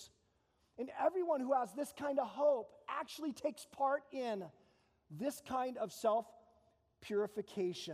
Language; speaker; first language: English; native; English